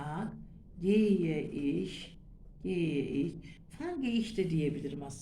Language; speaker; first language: German; non-native, fluent; Turkish